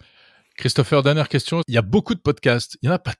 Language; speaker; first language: French; native; French